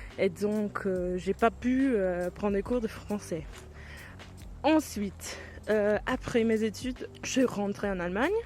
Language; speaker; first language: French; non-native, fluent; English